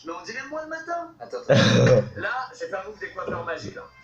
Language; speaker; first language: French; native; French